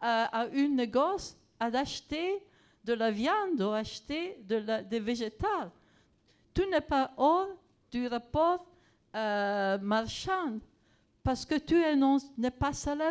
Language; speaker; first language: French; non-native, fluent; Italian